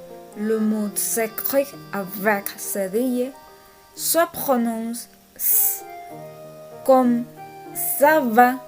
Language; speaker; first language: French; non-native, learner; Spanish